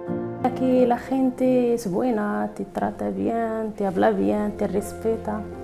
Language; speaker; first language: Spanish; non-native, learner; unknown